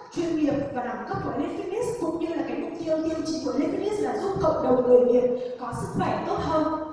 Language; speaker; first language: Vietnamese; native; Vietnamese